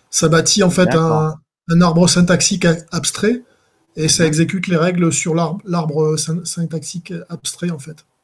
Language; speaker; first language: French; native; French